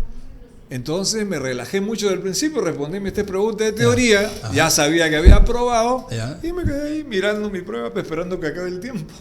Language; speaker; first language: Spanish; native; Spanish